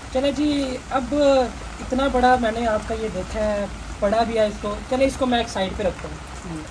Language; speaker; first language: Urdu; non-native, local second language; Punjabi